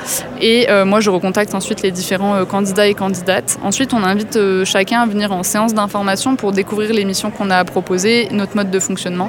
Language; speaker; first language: French; native; French